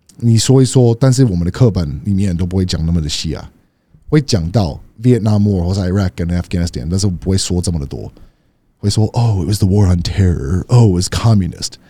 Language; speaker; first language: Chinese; early bilingual, heritage; Chinese